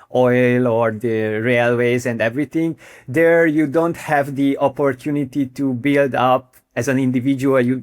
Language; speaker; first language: English; non-native, fluent; Hungarian